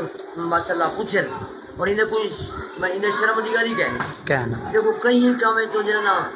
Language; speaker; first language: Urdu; non-native, local second language; Saraiki